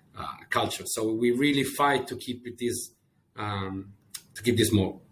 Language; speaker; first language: English; non-native, fluent; Italian